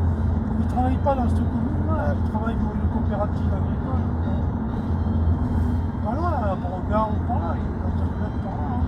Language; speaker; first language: French; native; French